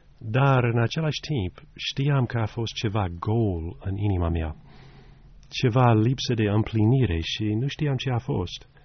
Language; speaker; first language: Romanian; non-native, fluent; English